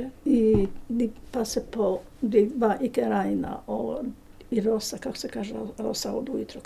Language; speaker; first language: Danish; non-native, learner; Bosnian